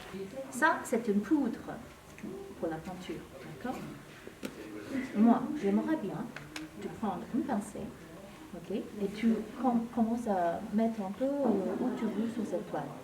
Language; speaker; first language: French; non-native, fluent; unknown